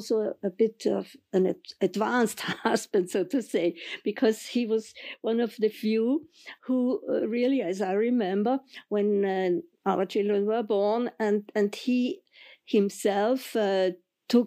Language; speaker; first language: English; non-native, fluent; German